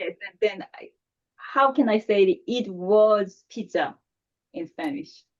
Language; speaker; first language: English; non-native, learner; Korean